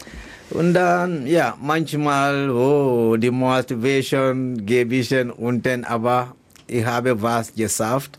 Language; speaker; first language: German; non-native, learner; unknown